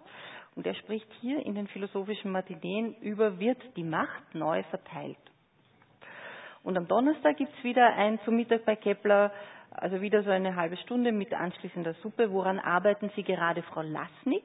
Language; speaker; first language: German; native; German